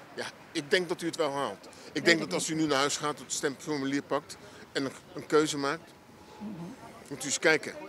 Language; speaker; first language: Dutch; native; Dutch